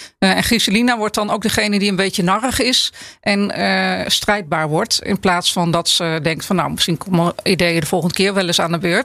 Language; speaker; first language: Dutch; native; Dutch